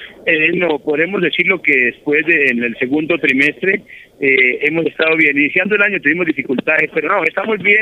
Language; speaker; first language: Spanish; native; Spanish